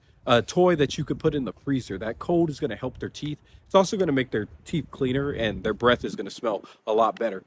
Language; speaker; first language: English; native; English